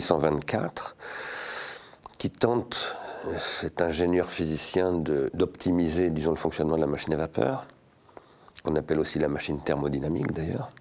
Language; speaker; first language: French; native; French